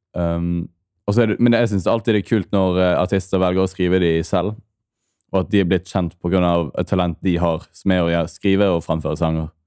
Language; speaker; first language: Norwegian; native; Norwegian